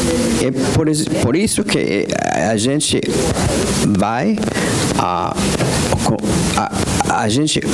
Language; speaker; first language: Portuguese; non-native, fluent; English